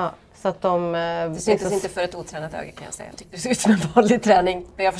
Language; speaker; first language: Swedish; native; Swedish